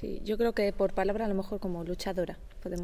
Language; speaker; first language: Spanish; native; Spanish